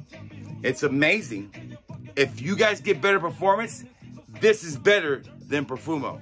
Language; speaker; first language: English; native; English